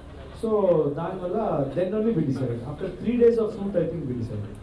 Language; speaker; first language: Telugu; non-native, fluent; Kannada